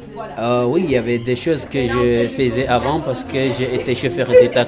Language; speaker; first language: French; non-native, learner; Comorian